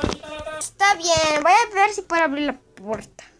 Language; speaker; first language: Spanish; early bilingual, heritage; Spanish